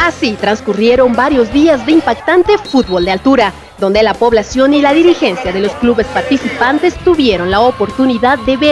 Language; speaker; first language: Spanish; native; Spanish